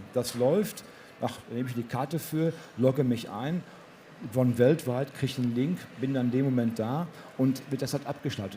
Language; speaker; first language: German; native; German